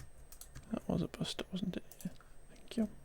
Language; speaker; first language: English; native; English